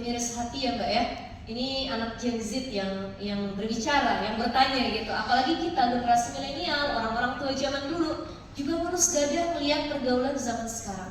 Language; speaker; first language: Indonesian; native; Indonesian